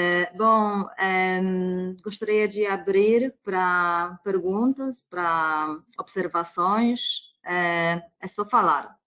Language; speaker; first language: Portuguese; non-native, fluent; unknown